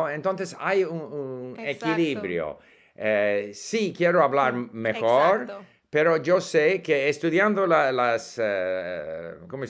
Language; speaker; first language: Spanish; non-native, fluent; English